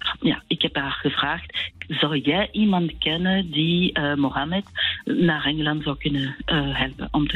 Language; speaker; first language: Dutch; non-native, local second language; French